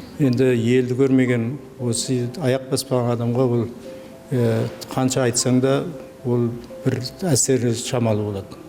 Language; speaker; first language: Kazakh; early bilingual, heritage; Kazakh